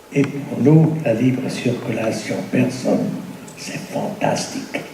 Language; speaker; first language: French; non-native, fluent; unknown